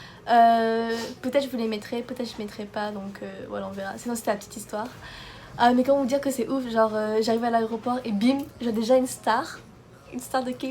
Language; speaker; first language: French; native; French